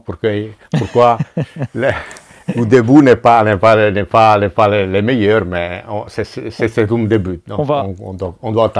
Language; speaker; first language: French; non-native, fluent; Italian